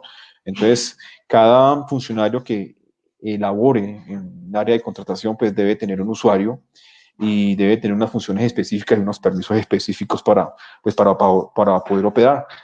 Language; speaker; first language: Spanish; native; Spanish